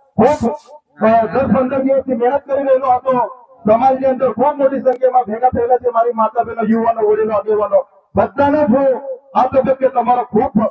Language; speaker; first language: Gujarati; non-native, local second language; Bhili